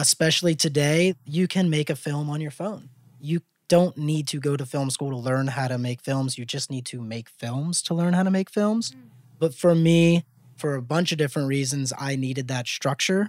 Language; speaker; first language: English; native; English